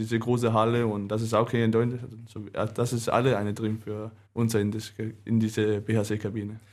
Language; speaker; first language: German; non-native, learner; Danish